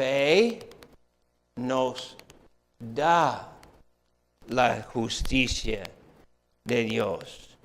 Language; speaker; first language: Spanish; non-native, fluent; English